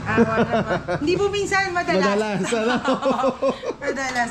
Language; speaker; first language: Filipino; native; Filipino